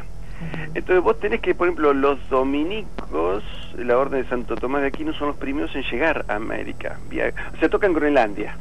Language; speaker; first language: Spanish; native; Spanish